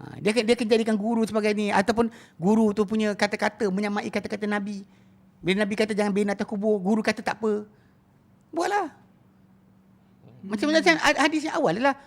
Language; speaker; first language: Malay; native; Malay